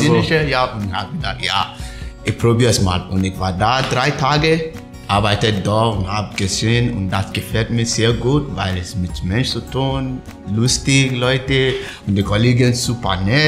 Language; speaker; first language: German; non-native, learner; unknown